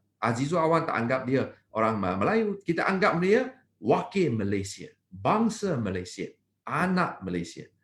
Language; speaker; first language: Malay; non-native, local second language; Chinese